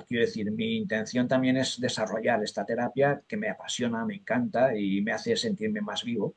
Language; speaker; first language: Spanish; native; Spanish